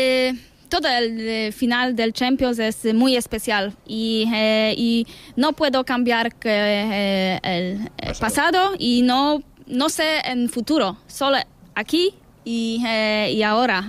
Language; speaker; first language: Spanish; non-native, learner; Polish